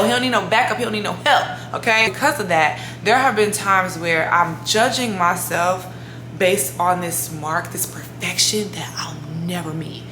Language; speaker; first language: English; native; English